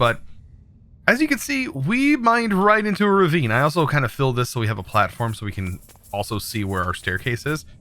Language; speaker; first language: English; native; English